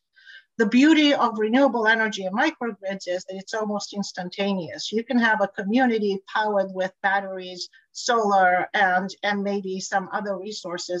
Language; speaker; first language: English; non-native, local second language; Bulgarian